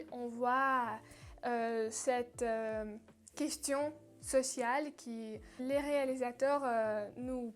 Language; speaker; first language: French; non-native, learner; Russian